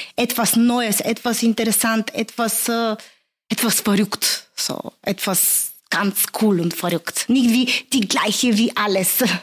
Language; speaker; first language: German; non-native, learner; Bulgarian